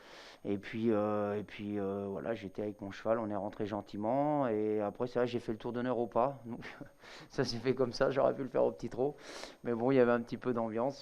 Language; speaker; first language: French; native; French